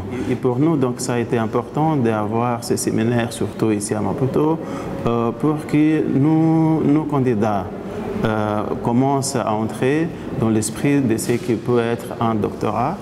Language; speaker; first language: French; non-native, fluent; Portuguese